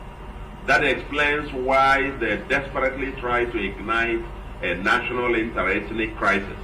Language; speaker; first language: English; non-native, local second language; Igbo